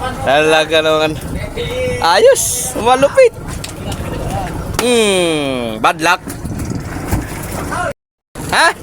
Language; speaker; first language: Filipino; native; Filipino